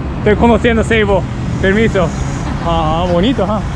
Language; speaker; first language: Spanish; non-native, learner; Japanese